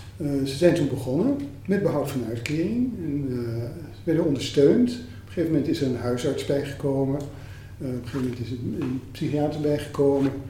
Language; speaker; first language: Dutch; native; Dutch